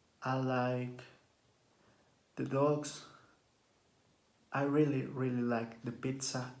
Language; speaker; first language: English; non-native, learner; Spanish